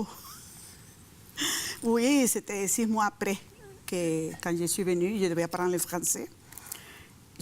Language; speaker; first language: French; non-native, fluent; Spanish